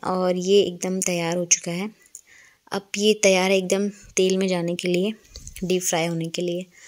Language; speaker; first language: Hindi; non-native, local second language; Bangla